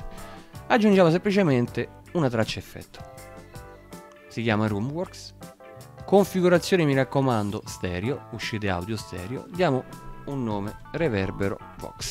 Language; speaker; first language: Italian; native; Italian